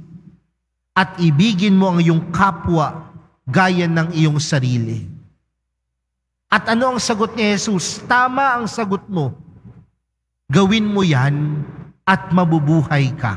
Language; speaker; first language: Filipino; native; Filipino